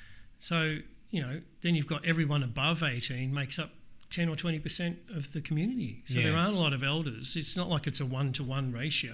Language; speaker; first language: English; native; English